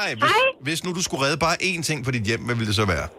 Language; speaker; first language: Danish; native; Danish